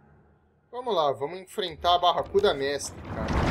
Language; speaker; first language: Portuguese; native; Portuguese